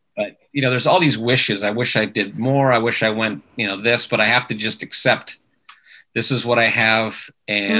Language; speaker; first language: English; native; English